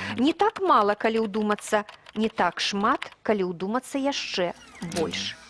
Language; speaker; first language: Belarusian; native; Belarusian